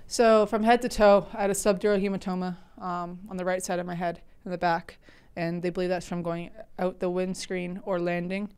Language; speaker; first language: English; native; English